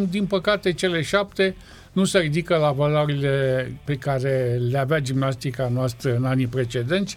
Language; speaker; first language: Romanian; native; Romanian